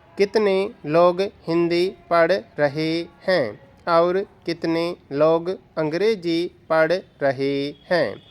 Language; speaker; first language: Hindi; native; Hindi